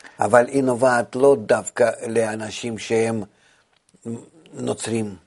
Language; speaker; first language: Hebrew; non-native, fluent; Russian